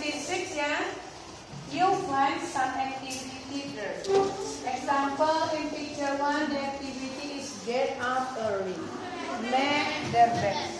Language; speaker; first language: English; non-native, learner; Indonesian